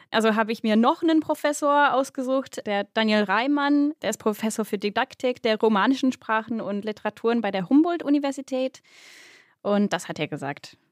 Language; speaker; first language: German; non-native, fluent; English